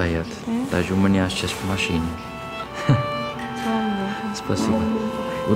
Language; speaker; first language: Russian; non-native, learner; Dutch